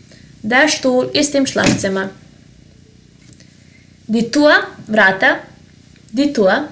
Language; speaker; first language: German; non-native, fluent; Serbian